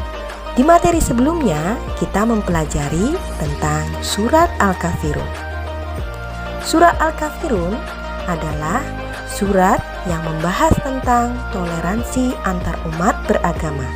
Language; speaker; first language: Indonesian; native; Indonesian